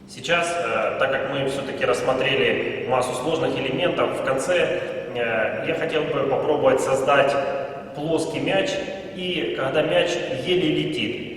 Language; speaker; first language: Russian; native; Russian